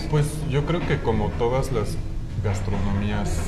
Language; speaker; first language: Spanish; non-native, fluent; French